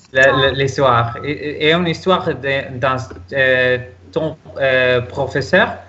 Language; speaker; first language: French; non-native, learner; Spanish